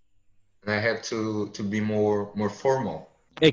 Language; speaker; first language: English; non-native, learner; Portuguese